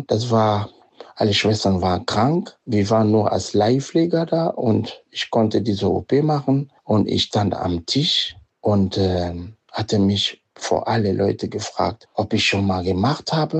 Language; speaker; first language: German; non-native, fluent; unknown